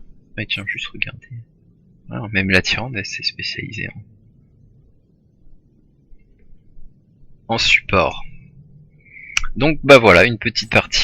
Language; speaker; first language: French; native; French